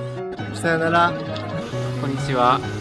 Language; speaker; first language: Japanese; non-native, learner; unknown